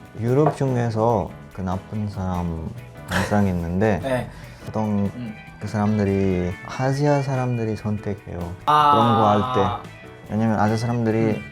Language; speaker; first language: Korean; non-native, learner; Italian